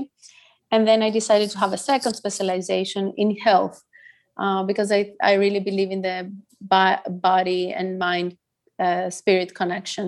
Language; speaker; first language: English; non-native, fluent; Greek